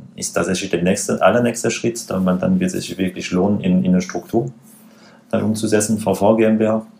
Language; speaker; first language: German; non-native, fluent; French